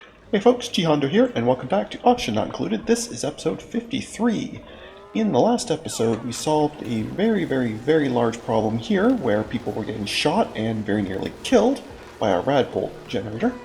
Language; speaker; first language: English; native; English